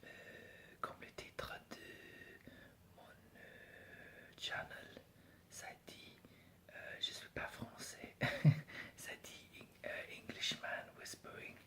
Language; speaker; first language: French; non-native, fluent; English